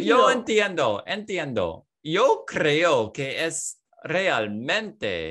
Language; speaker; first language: Spanish; non-native, learner; English